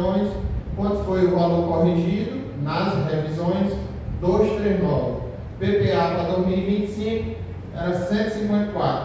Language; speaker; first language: Portuguese; native; Portuguese